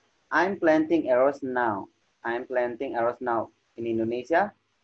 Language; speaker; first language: English; non-native, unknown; Indonesian